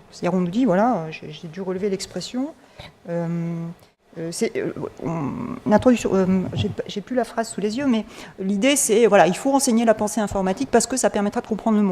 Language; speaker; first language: French; native; French